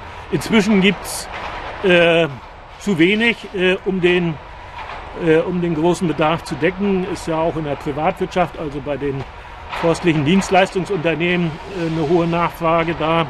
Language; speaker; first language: German; native; German